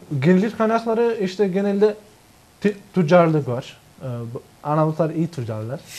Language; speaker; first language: Turkish; non-native, fluent; Albanian